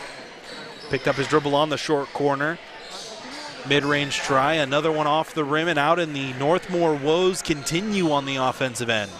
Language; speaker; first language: English; native; English